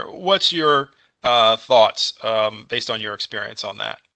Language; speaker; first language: English; native; English